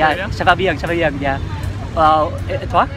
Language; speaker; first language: French; non-native, learner; Vietnamese